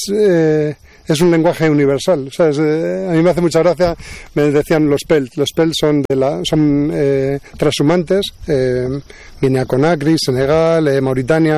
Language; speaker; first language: Spanish; native; Spanish